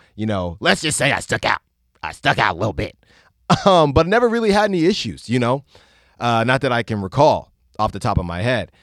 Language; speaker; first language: English; early bilingual, other home language; Spanish